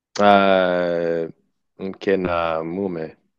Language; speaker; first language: Swahili; non-native, learner; English